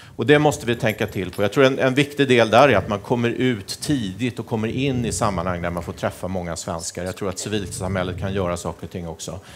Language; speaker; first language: Swedish; native; Swedish